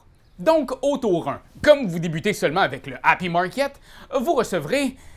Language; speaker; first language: French; native; French